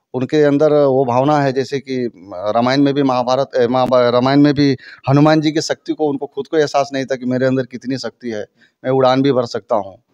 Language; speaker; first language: Hindi; native; Hindi